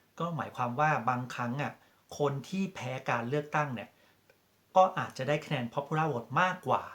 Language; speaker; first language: Thai; native; Thai